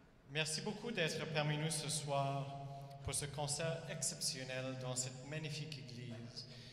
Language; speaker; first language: French; non-native, fluent; English